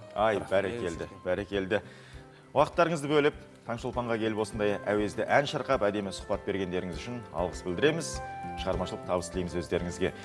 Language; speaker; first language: Kazakh; native; Kazakh